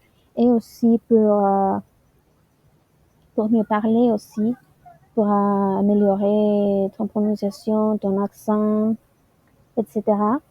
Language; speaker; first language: French; non-native, learner; Spanish